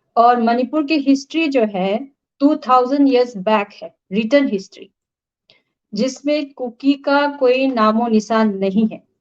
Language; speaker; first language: Hindi; non-native, local second language; Manipuri